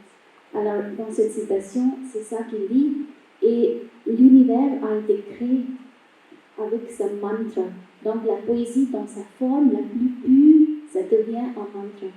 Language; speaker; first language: French; non-native, fluent; Bangla